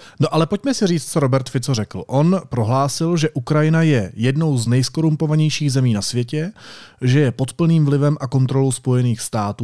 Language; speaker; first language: Czech; native; Czech